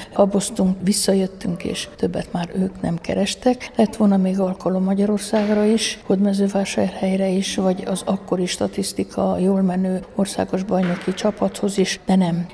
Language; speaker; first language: Hungarian; native; Hungarian